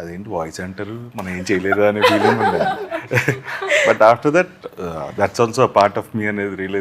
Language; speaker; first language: Telugu; native; Telugu